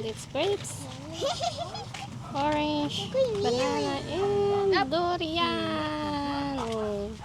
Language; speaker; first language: English; non-native, local second language; Filipino